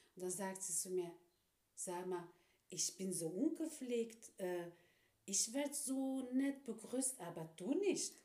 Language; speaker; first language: German; non-native, fluent; Turkish